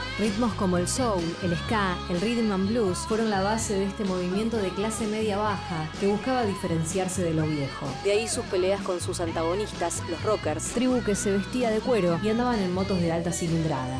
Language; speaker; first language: Spanish; native; Spanish